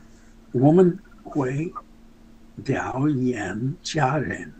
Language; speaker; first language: Chinese; non-native, learner; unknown